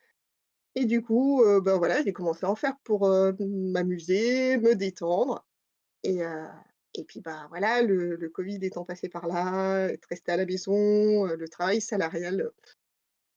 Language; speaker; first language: French; native; French